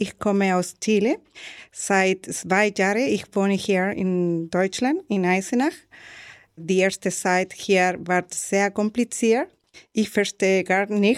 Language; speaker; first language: German; non-native, learner; Spanish